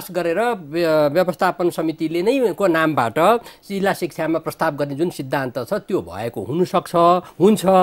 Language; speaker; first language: Nepali; native; Nepali